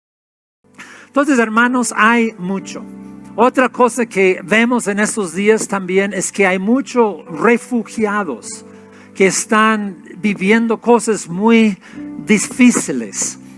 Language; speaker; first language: Spanish; non-native, fluent; English